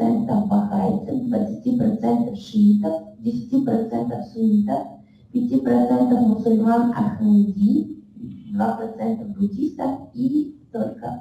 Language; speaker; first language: Russian; native; Russian